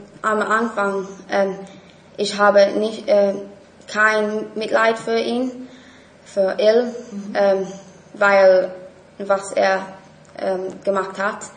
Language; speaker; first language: German; non-native, learner; English